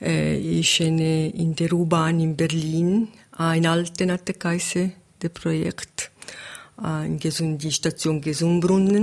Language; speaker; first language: German; non-native, local second language; Italian